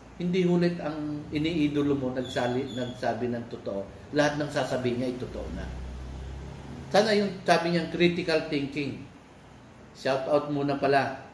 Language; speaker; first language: Filipino; native; Filipino